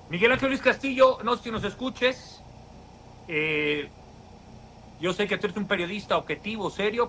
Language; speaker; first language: Spanish; native; Spanish